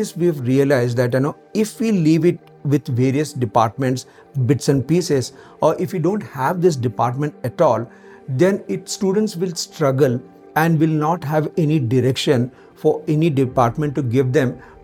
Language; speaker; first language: English; non-native, local second language; Marathi